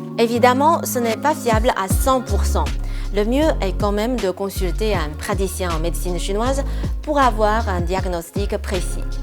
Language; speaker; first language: French; non-native, fluent; Chinese